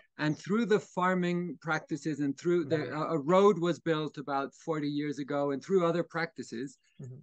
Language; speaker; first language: English; native; English